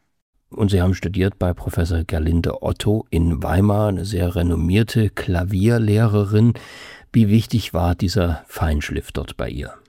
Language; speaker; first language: German; native; German